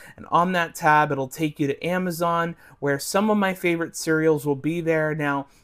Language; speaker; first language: English; native; English